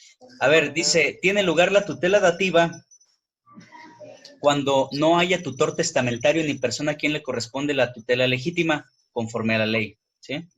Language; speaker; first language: Spanish; native; Spanish